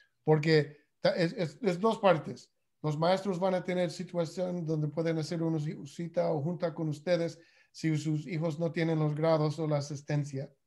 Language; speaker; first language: Spanish; non-native, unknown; English